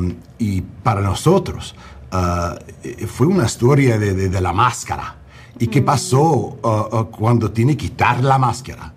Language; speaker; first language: Spanish; non-native, learner; English